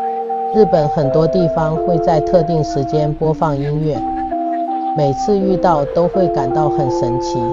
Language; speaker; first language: Chinese; native; Chinese